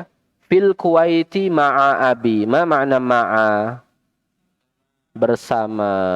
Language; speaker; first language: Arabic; non-native, fluent; Indonesian